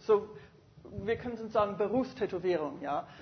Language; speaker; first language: German; non-native, fluent; English